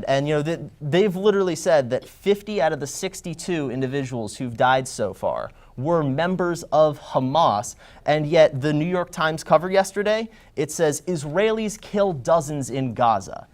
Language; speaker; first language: English; native; English